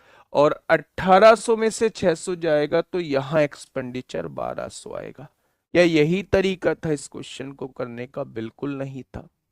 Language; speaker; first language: Hindi; native; Hindi